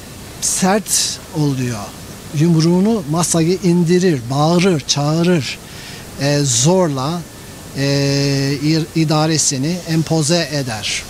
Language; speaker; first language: Turkish; non-native, fluent; English